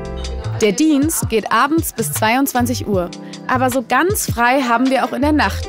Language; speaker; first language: German; native; German